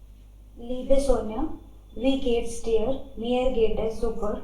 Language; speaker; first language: German; non-native, learner; Hindi